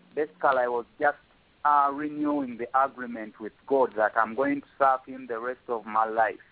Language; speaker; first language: English; non-native, local second language; Ganda